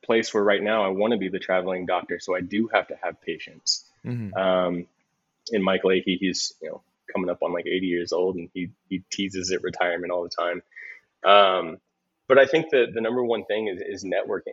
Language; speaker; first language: English; native; English